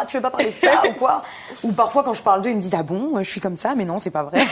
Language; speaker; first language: French; native; French